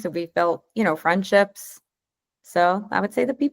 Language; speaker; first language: English; native; English